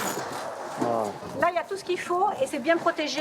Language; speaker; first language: French; native; French